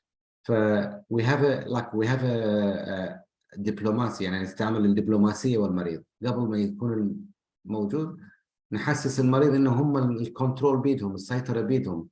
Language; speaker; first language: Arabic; native; Arabic